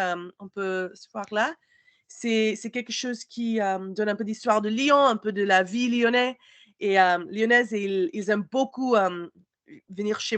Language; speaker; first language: French; non-native, learner; English